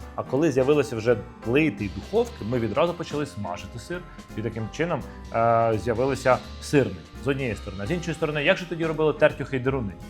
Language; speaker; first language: Ukrainian; native; Ukrainian